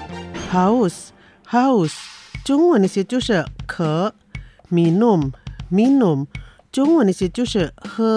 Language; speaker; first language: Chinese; early bilingual, heritage; Chinese